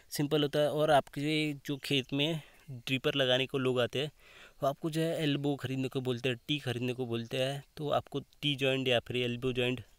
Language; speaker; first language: Hindi; non-native, local second language; Marathi